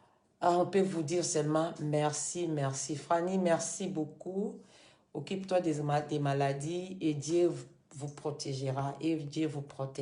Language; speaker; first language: French; non-native, fluent; Lingala